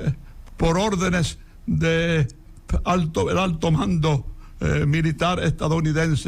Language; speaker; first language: Spanish; native; Spanish